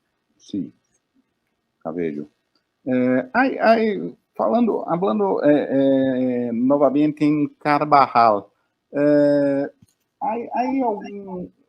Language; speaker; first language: Spanish; non-native, learner; Portuguese